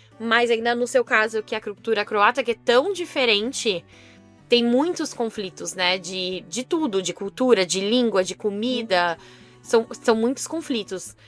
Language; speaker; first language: Portuguese; native; Portuguese